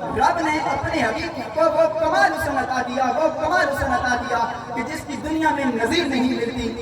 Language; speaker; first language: Urdu; non-native, local second language; Punjabi